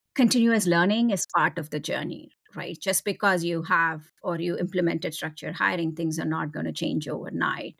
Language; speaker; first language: English; non-native, local second language; Tamil